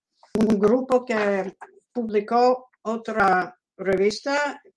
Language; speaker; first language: Spanish; non-native, fluent; English